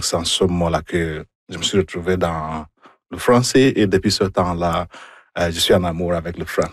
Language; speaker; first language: French; non-native, fluent; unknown